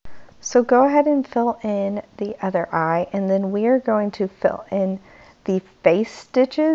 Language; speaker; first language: English; native; English